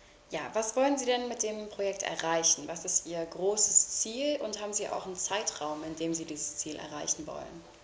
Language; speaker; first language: German; native; German